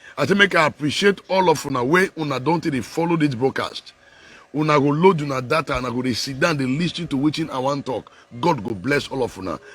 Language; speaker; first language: Nigerian Pidgin; non-native, local second language; Bini